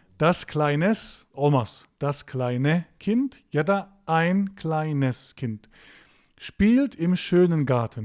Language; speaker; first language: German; non-native, fluent; Turkish